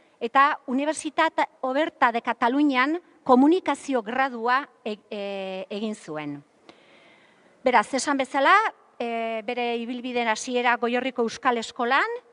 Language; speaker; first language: Basque; native; Basque